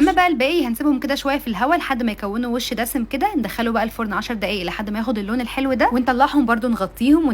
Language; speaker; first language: Arabic; native; Arabic